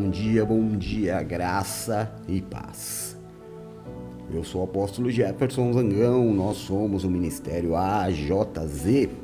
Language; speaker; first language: Portuguese; native; Portuguese